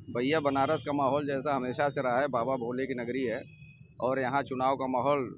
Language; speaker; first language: Hindi; native; Hindi